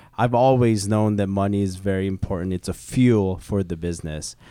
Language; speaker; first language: English; early bilingual, other home language; Korean